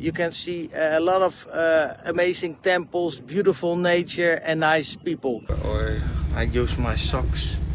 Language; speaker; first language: English; non-native, learner; Dutch